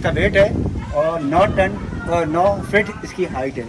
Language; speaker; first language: Hindi; native; Hindi